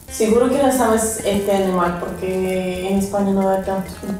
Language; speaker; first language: Spanish; non-native, learner; Russian